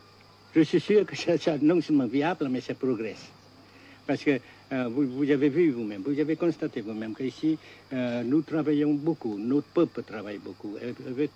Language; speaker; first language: French; non-native, fluent; Vietnamese